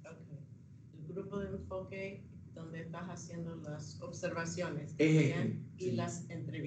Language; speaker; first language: Spanish; non-native, fluent; English